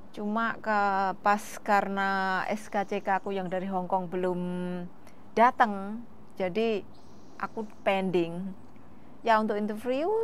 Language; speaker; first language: Indonesian; non-native, local second language; Javanese